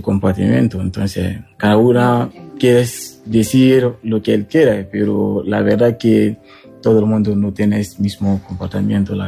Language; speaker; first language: Spanish; non-native, learner; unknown